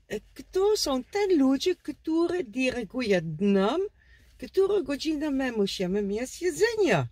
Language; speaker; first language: Polish; non-native, learner; Dutch